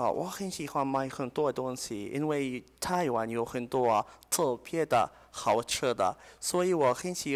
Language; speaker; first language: Chinese; non-native, learner; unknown